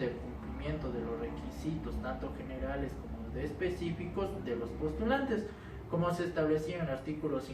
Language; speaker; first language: Spanish; native; Spanish